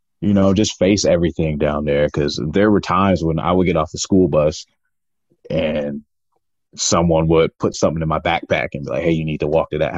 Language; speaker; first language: English; native; English